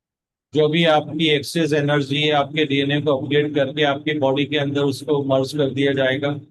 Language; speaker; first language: Hindi; native; Hindi